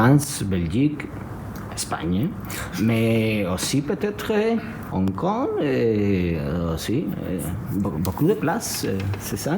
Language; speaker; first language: French; non-native, learner; Spanish